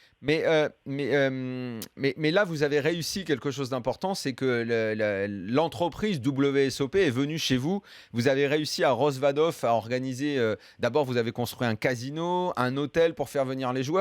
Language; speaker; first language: French; native; French